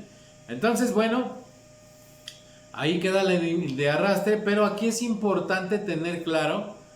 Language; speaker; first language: Spanish; native; Spanish